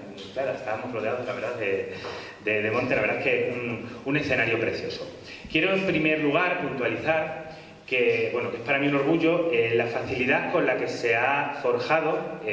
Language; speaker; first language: Spanish; native; Spanish